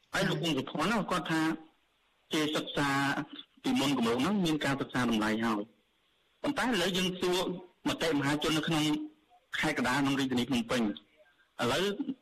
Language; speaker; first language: Khmer; native; Khmer